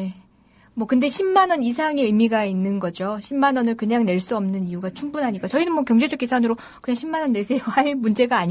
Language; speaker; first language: Korean; native; Korean